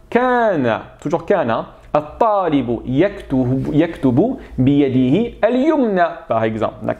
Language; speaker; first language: Arabic; non-native, fluent; French